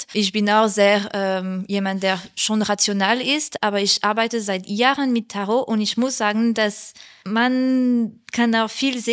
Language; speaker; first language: German; non-native, learner; French